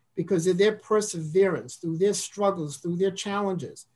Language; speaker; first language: English; native; English